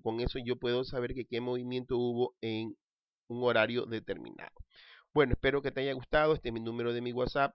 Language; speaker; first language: Spanish; native; Spanish